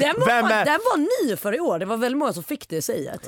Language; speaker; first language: Swedish; native; Swedish